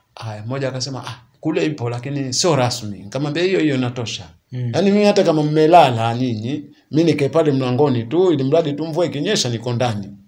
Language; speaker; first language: Swahili; native; Swahili